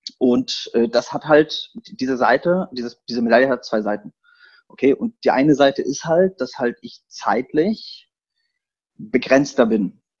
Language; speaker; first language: German; early bilingual, other home language; Polish